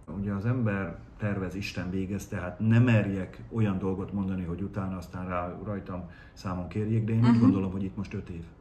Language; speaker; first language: Hungarian; native; Hungarian